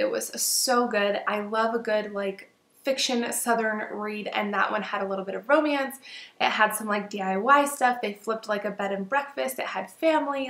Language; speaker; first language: English; native; English